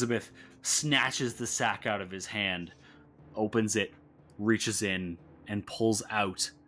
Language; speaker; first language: English; native; English